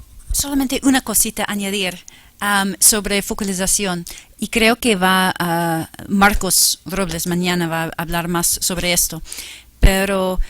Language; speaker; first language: Spanish; non-native, fluent; English